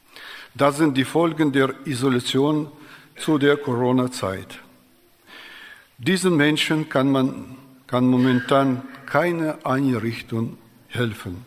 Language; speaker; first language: German; non-native, fluent; Russian